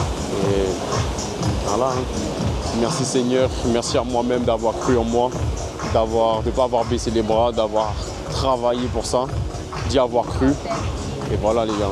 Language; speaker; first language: French; native; French